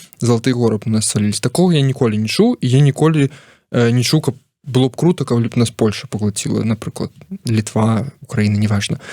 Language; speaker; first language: Belarusian; non-native, local second language; Russian